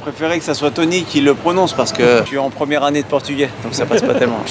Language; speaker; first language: French; native; French